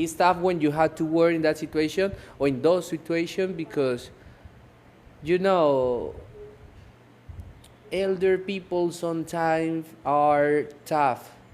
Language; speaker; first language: English; non-native, local second language; Spanish